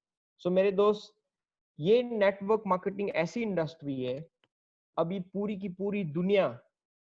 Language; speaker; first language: Hindi; native; Hindi